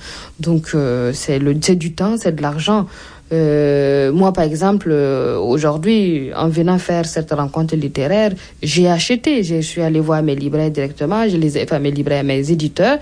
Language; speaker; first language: French; non-native, local second language; Mossi